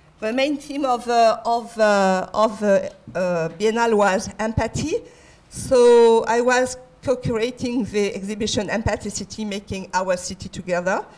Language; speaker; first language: English; non-native, fluent; French